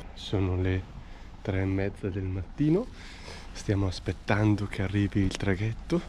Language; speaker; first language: Italian; native; Italian